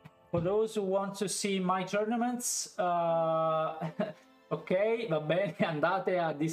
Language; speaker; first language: English; non-native, fluent; Italian